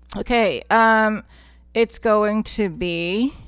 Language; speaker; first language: English; non-native, local second language; Cantonese